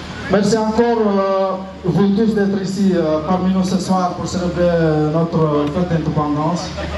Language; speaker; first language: French; non-native, local second language; Arabic